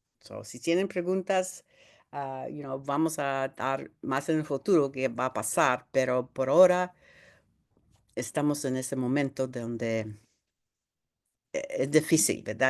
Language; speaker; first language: Spanish; early bilingual, heritage; Spanish